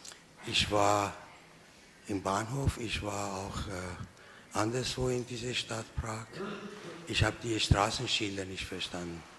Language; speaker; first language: German; non-native, fluent; Persian